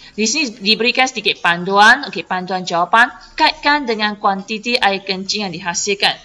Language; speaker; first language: Malay; non-native, local second language; Chinese